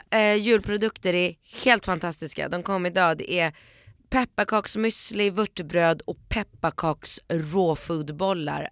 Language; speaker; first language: Swedish; early bilingual, other home language; Polish